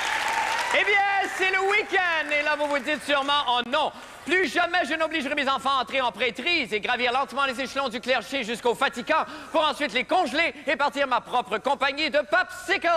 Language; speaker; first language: French; native; French